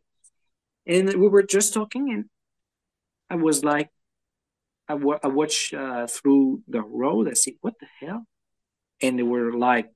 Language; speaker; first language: English; non-native, fluent; French